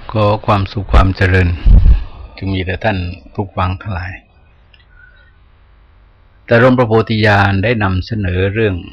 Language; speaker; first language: Thai; native; Thai